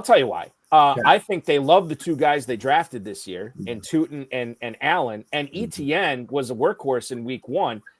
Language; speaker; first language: English; native; English